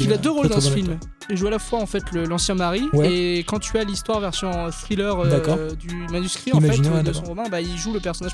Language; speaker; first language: French; native; French